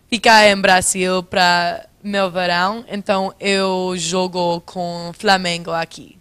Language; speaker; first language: Portuguese; non-native, fluent; English